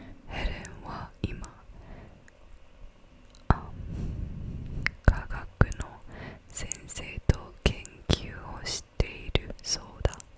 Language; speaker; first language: Japanese; non-native, learner; English